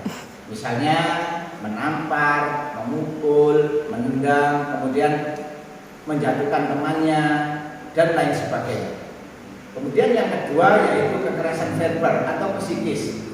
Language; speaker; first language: Indonesian; native; Indonesian